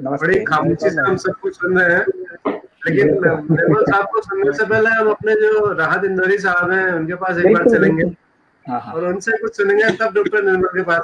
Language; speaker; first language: Hindi; native; Hindi